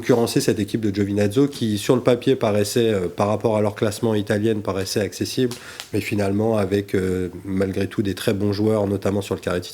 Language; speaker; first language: French; native; French